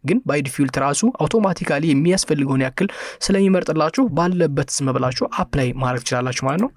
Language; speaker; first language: Amharic; native; Amharic